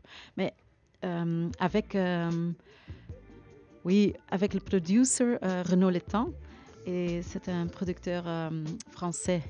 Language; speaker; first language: French; non-native, learner; Dutch